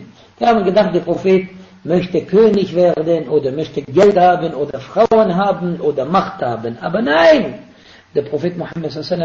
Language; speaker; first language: German; non-native, fluent; Arabic